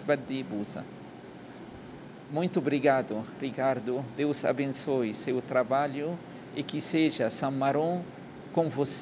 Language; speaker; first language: Portuguese; non-native, fluent; Arabic